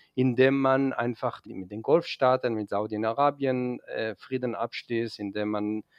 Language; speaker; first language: German; non-native, fluent; Hebrew